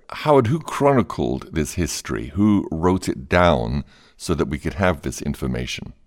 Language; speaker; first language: English; native; English